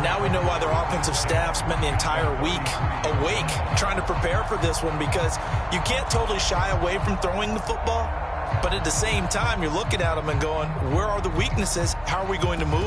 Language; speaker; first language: English; native; English